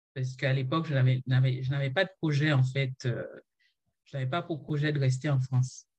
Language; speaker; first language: French; non-native, local second language; Haitian Creole